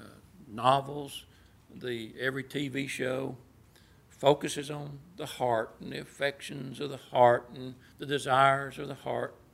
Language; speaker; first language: English; native; English